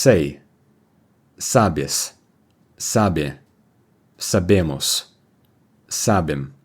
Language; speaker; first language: Portuguese; non-native, learner; English